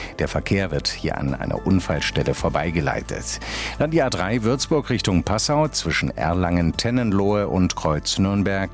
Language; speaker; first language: German; native; German